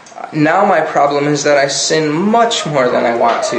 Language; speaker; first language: English; native; English